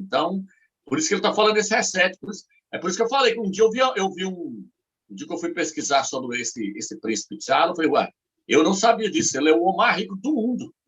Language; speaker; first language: Portuguese; native; Portuguese